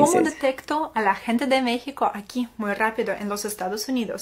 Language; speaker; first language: Spanish; non-native, fluent; Ukrainian